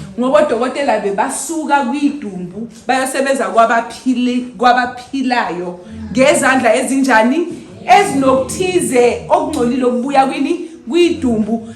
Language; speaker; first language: Zulu; native; Zulu